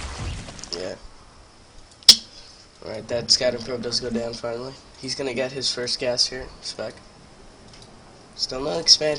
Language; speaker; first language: English; native; English